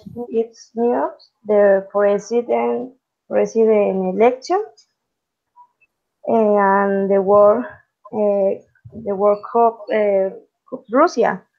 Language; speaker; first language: English; non-native, learner; Spanish